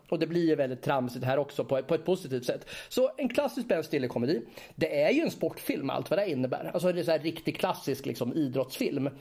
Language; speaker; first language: Swedish; native; Swedish